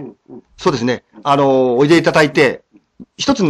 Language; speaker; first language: Japanese; native; Japanese